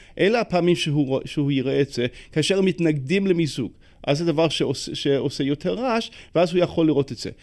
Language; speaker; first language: Hebrew; non-native, fluent; English